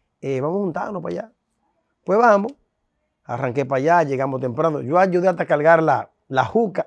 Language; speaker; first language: Spanish; native; Spanish